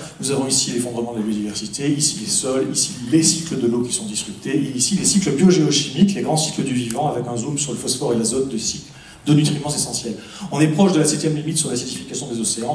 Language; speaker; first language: French; native; French